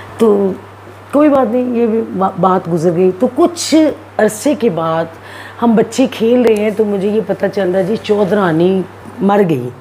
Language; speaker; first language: Urdu; non-native, local second language; Punjabi